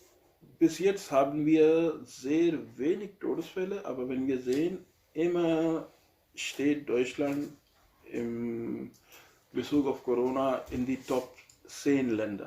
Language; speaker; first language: German; non-native, learner; Urdu